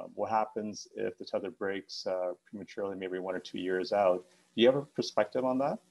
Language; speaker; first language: English; native; English